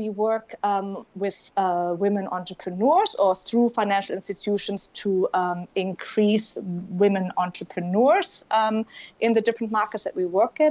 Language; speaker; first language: English; non-native, fluent; German